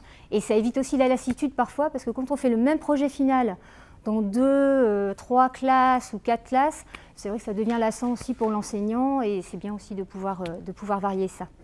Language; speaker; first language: French; native; French